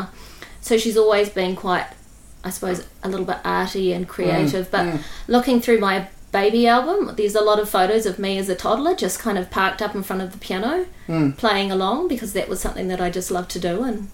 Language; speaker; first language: English; native; English